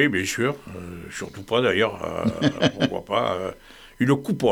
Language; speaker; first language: French; native; French